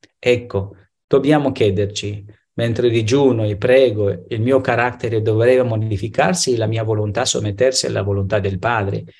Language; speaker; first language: Italian; non-native, fluent; Spanish